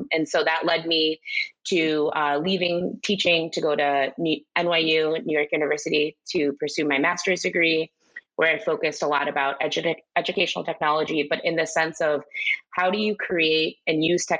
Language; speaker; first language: English; native; English